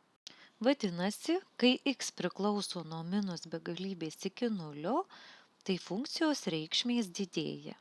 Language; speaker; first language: Lithuanian; native; Lithuanian